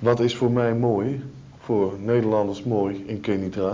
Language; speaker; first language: Dutch; native; Dutch